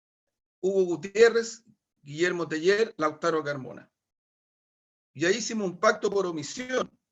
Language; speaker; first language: Spanish; native; Spanish